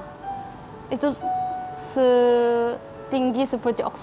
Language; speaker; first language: Indonesian; non-native, fluent; Korean